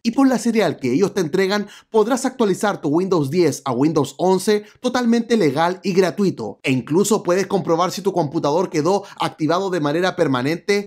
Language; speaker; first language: Spanish; native; Spanish